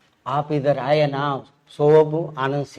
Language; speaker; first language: Hindi; non-native, local second language; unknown